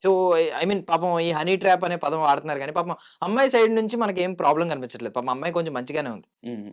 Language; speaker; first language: Telugu; native; Telugu